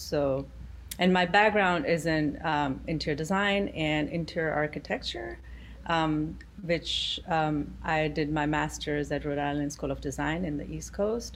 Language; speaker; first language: English; non-native, local second language; Gujarati